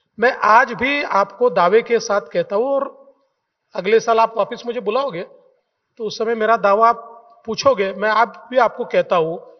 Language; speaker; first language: Hindi; non-native, local second language; Marathi